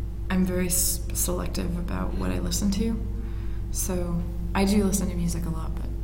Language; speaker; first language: English; native; English